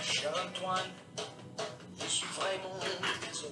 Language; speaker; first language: French; non-native, learner; Portuguese